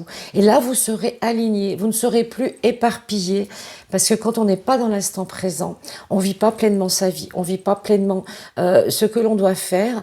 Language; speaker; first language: French; native; French